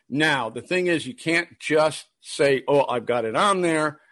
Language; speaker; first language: English; native; English